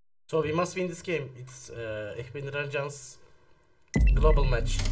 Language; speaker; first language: English; non-native, learner; Turkish